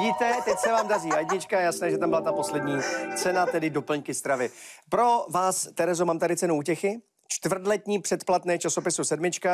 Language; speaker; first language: Czech; native; Czech